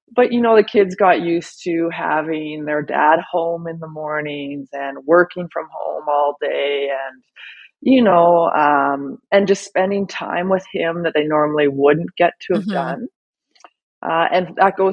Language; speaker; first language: English; native; English